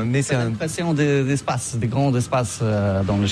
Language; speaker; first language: French; non-native, learner; Polish